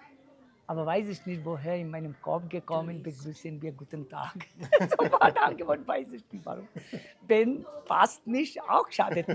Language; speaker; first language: German; non-native, learner; Bangla